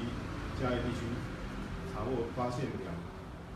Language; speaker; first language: Chinese; native; Chinese